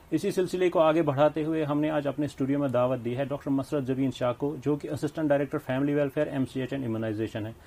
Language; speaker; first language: Hindi; non-native, local second language; Kashmiri